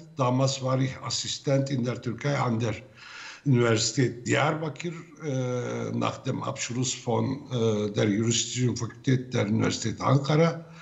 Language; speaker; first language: German; non-native, fluent; Turkish